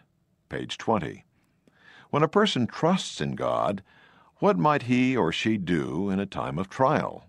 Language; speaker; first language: English; native; English